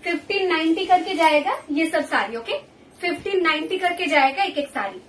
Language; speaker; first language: Hindi; non-native, local second language; Bangla